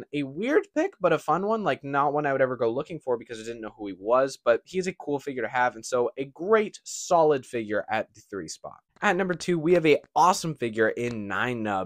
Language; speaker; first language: English; native; English